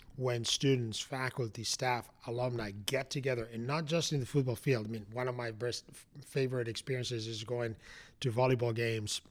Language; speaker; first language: English; non-native, fluent; Spanish